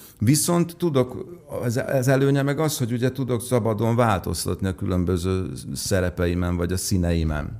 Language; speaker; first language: Hungarian; native; Hungarian